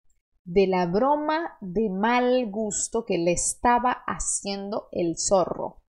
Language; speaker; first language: Spanish; non-native, fluent; Portuguese